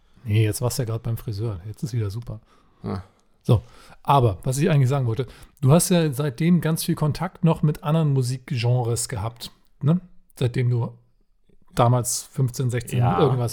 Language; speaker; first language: German; native; German